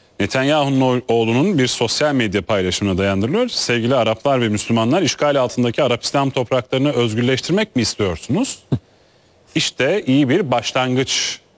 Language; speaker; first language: Turkish; native; Turkish